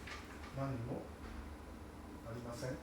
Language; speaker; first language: Japanese; non-native, learner; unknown